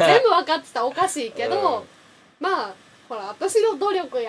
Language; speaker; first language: Japanese; native; Japanese